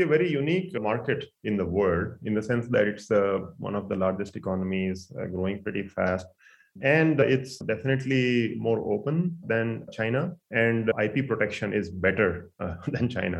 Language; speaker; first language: English; non-native, local second language; Hindi